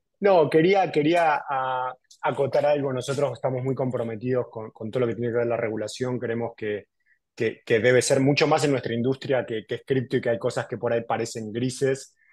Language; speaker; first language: Spanish; native; Spanish